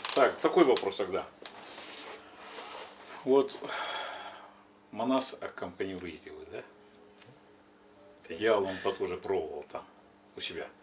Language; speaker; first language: Russian; non-native, local second language; Yakut